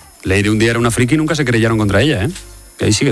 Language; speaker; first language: Spanish; native; Spanish